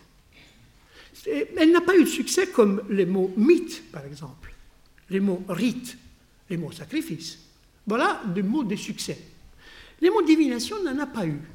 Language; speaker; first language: French; non-native, fluent; Italian